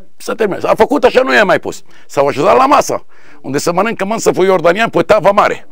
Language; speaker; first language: Romanian; non-native, fluent; Arabic